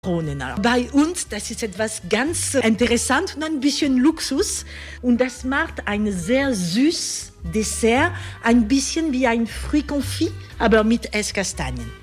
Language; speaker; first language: German; non-native, learner; French